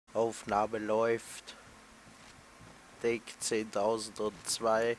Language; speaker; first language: German; native; German